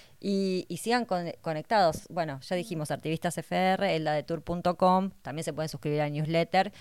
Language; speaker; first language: Spanish; native; Spanish